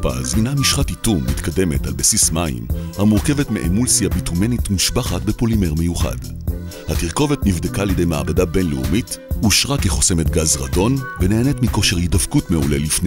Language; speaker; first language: Hebrew; native; Hebrew